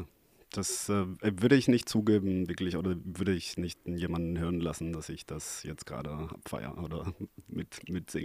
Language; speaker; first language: German; non-native, fluent; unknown